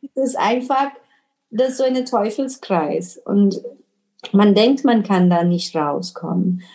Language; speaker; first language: German; non-native, fluent; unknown